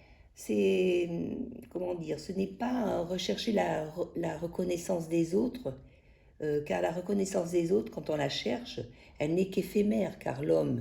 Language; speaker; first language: French; native; French